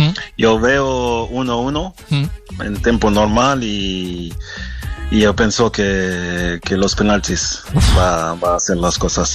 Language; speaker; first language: Spanish; non-native, fluent; French